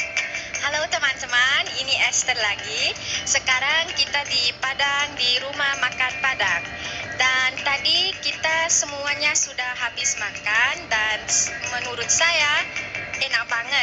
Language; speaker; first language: Indonesian; non-native, learner; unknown